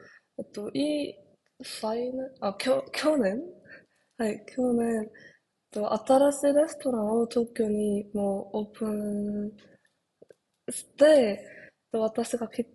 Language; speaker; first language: Japanese; non-native, learner; Vietnamese